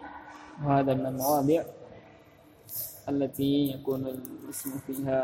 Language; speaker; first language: Arabic; non-native, fluent; Indonesian